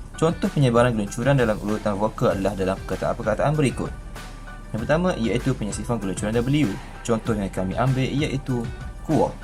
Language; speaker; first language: Malay; native; Malay